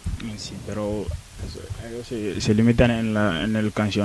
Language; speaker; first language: Spanish; non-native, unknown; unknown